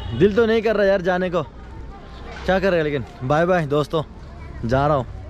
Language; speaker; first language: Hindi; non-native, fluent; Nepali